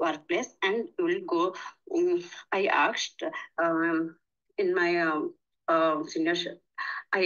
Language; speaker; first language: English; non-native, learner; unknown